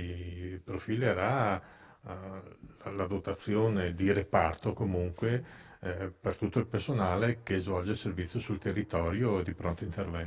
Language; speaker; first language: Italian; native; Italian